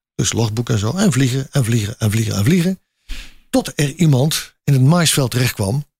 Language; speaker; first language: Dutch; native; Dutch